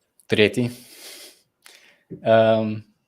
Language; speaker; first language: Russian; non-native, fluent; English